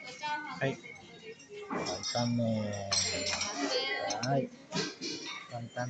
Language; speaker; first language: Japanese; non-native, learner; Malay